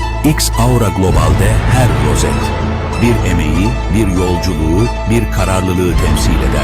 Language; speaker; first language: Turkish; native; Turkish